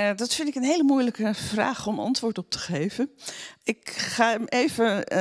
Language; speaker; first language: Dutch; native; Dutch